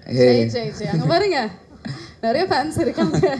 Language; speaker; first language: Tamil; native; Tamil